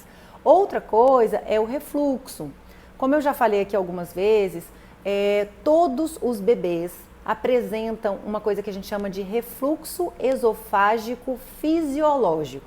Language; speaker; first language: Portuguese; native; Portuguese